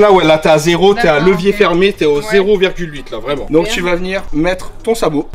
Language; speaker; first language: French; native; French